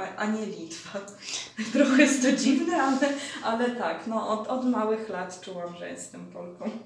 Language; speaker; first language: Polish; early bilingual, heritage; Polish